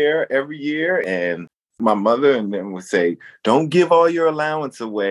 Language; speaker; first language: English; native; English